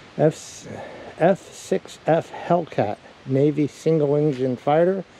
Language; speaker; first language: English; native; English